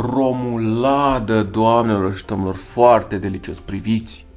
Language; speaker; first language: Romanian; native; Romanian